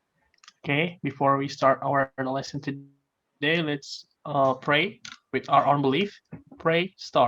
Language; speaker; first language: English; non-native, learner; Indonesian